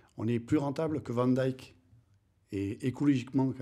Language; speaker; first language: French; native; French